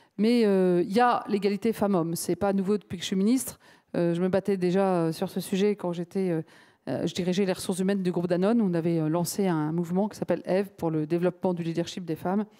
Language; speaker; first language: French; native; French